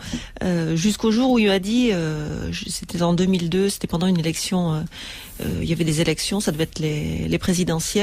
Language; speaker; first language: French; native; French